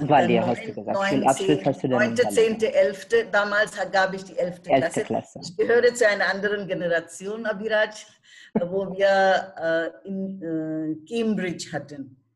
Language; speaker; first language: German; non-native, fluent; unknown